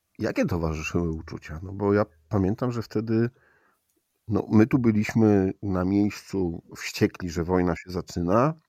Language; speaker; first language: Polish; native; Polish